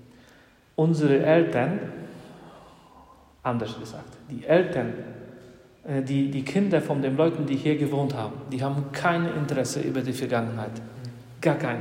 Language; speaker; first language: German; non-native, fluent; Polish